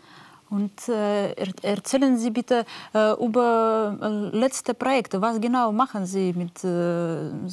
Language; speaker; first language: German; non-native, learner; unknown